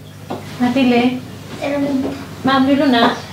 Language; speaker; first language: Indonesian; native; Indonesian